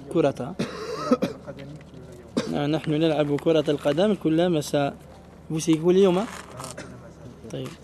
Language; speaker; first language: Arabic; non-native, fluent; French